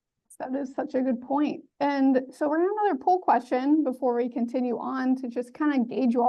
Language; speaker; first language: English; native; English